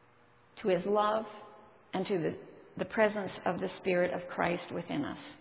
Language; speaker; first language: English; native; English